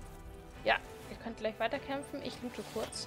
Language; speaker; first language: German; native; German